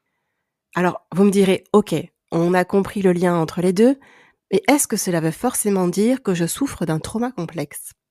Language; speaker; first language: French; native; French